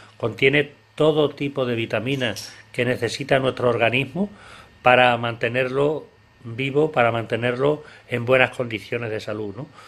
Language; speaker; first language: Spanish; native; Spanish